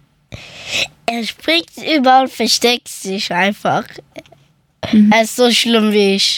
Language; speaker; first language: German; early bilingual, other home language; Persian